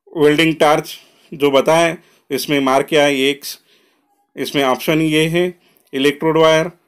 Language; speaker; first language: Hindi; non-native, local second language; Marathi